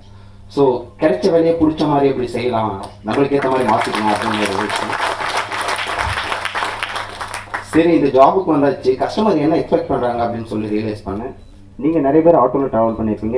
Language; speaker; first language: Tamil; native; Tamil